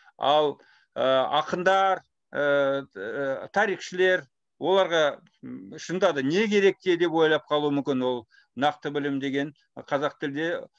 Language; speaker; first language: Kazakh; non-native, local second language; Russian